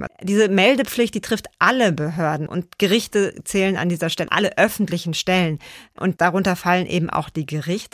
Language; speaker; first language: German; native; German